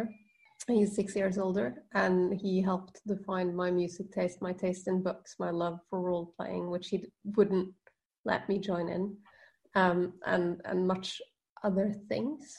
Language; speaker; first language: English; non-native, fluent; Norwegian